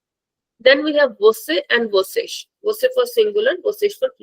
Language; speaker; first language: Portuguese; non-native, fluent; Hindi